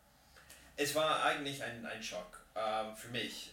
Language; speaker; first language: German; non-native, fluent; English